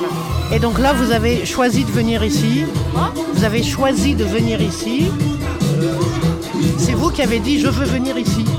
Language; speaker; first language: French; native; French